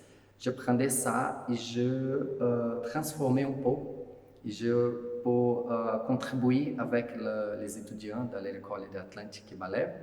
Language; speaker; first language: French; non-native, fluent; Portuguese